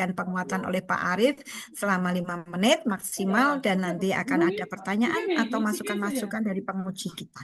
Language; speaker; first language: Indonesian; native; Indonesian